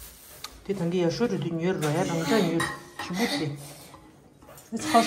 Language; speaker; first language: German; non-native, learner; Tibetan